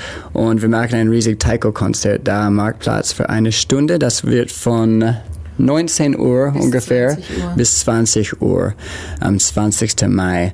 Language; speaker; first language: German; non-native, learner; English